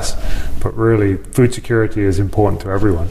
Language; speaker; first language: English; native; English